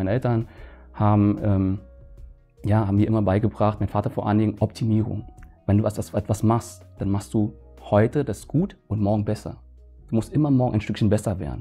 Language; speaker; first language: German; early bilingual, other home language; Vietnamese